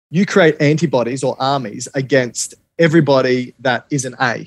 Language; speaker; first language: English; native; English